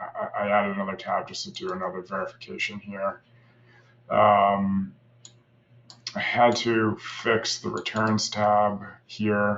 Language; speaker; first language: English; native; English